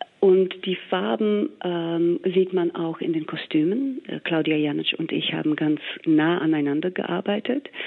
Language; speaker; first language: German; non-native, fluent; English